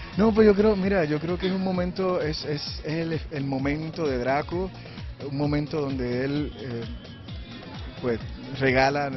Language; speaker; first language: Spanish; native; Spanish